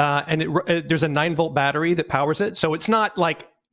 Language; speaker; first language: English; native; English